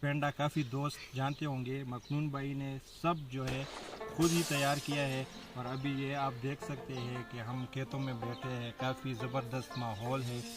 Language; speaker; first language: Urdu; non-native, local second language; Pashto